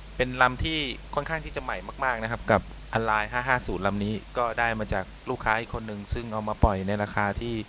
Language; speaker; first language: Thai; native; Thai